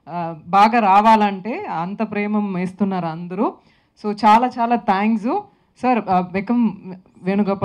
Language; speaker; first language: Telugu; non-native, local second language; Tamil